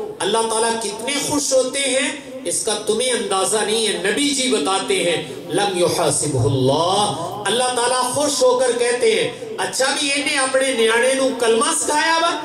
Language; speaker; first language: Urdu; non-native, local second language; Punjabi